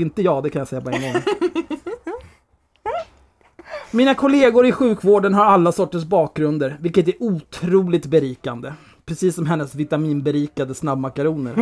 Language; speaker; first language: Swedish; native; Swedish